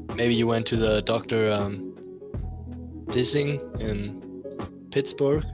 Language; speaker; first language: English; non-native, fluent; German